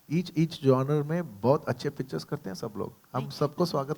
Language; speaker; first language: Hindi; non-native, local second language; Telugu